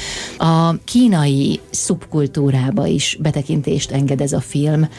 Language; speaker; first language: Hungarian; native; Hungarian